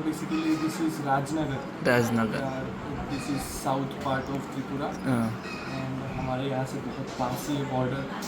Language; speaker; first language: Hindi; non-native, local second language; Bangla